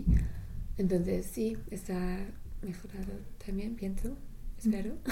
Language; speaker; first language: Spanish; non-native, learner; English